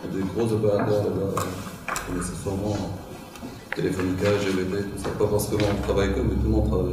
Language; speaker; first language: French; non-native, local second language; Arabic